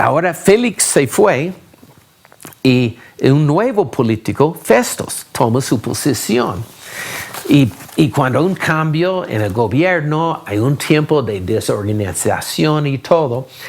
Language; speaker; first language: Spanish; non-native, fluent; English